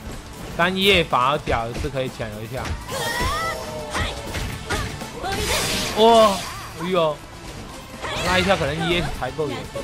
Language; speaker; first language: Chinese; native; Chinese